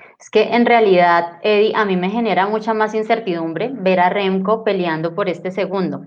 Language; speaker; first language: Spanish; native; Spanish